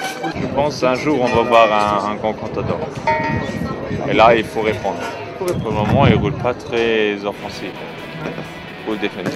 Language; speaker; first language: French; non-native, local second language; Luxembourgish